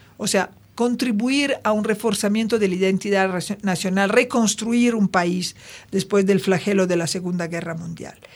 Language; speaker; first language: Spanish; non-native, fluent; Italian